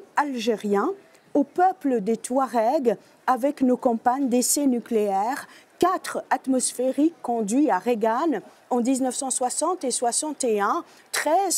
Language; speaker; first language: French; native; French